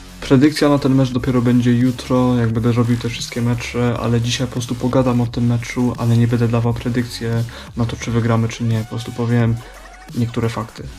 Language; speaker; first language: Polish; early bilingual, heritage; Polish